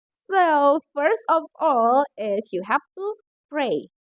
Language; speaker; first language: English; non-native, fluent; Indonesian